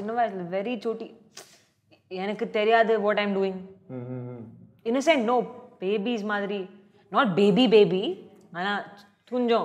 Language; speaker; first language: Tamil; non-native, learner; Hindi